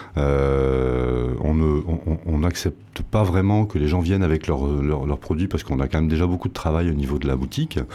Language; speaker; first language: French; native; French